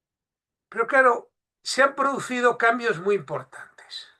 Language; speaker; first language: Spanish; native; Spanish